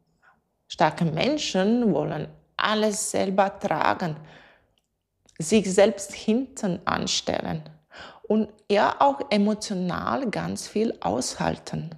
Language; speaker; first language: German; non-native, fluent; Latvian